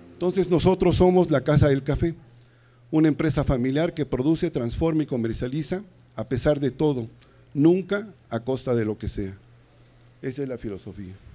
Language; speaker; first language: Spanish; native; Spanish